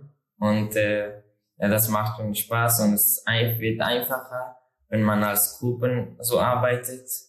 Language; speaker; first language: German; non-native, learner; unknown